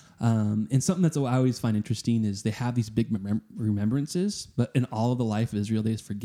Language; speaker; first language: English; native; English